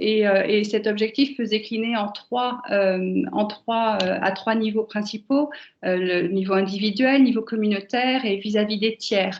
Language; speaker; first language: French; native; French